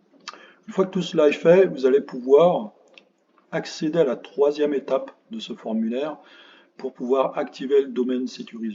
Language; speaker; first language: French; native; French